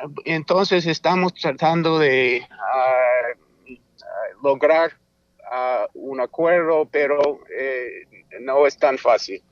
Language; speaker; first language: Spanish; non-native, fluent; English